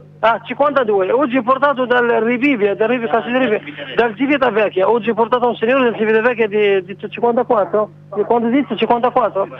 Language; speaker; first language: Italian; non-native, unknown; Arabic